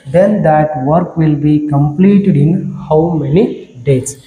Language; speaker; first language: English; non-native, local second language; Kannada